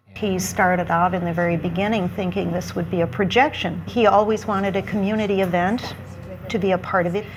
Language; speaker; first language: English; native; English